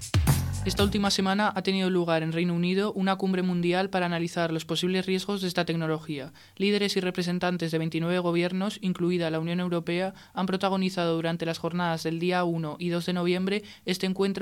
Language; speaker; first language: Spanish; native; Spanish